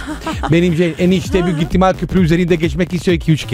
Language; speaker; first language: Turkish; non-native, learner; Italian